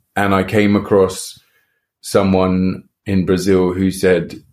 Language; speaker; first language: English; native; English